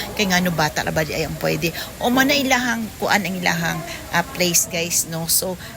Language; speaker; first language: Cebuano; native; Cebuano